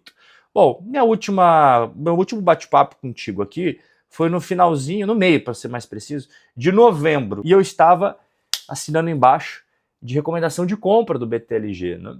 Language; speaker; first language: Portuguese; native; Portuguese